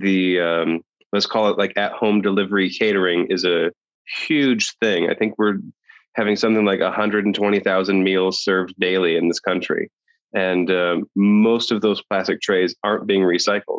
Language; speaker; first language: English; native; English